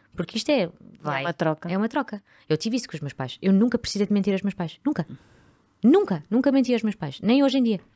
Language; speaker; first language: Portuguese; non-native, local second language; English